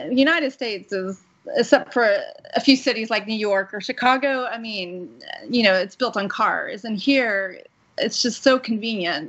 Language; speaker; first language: English; native; English